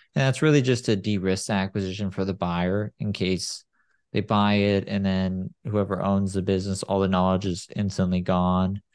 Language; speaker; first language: English; native; English